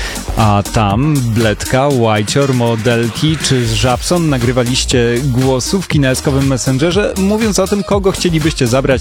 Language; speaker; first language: Polish; native; Polish